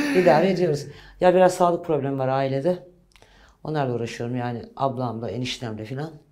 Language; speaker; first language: Turkish; native; Turkish